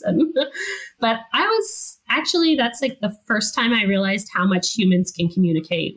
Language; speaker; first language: English; native; English